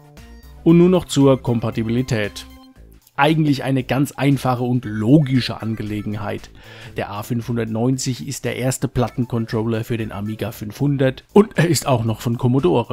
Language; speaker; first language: German; native; German